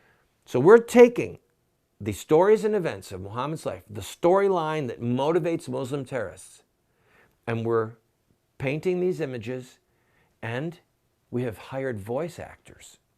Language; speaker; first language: English; native; English